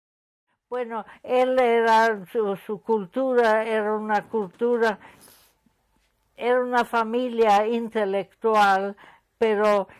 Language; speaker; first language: Spanish; non-native, fluent; English